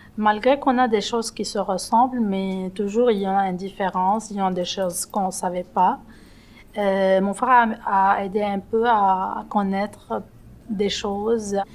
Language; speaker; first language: French; non-native, local second language; Arabic